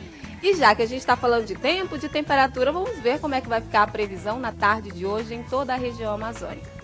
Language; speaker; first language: Portuguese; native; Portuguese